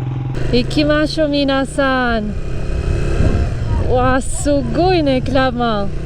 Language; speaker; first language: Japanese; non-native, learner; Spanish